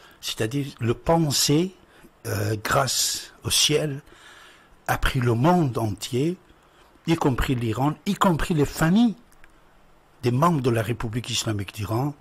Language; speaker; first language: French; non-native, fluent; Persian